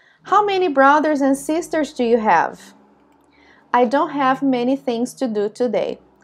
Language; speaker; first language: English; non-native, fluent; Portuguese